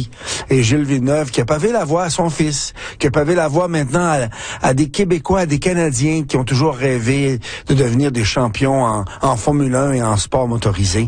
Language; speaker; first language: French; native; French